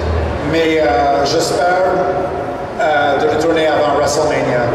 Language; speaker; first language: French; non-native, local second language; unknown